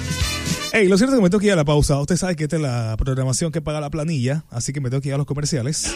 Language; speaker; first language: Spanish; native; Spanish